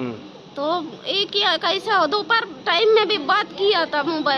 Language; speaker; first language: Hindi; non-native, local second language; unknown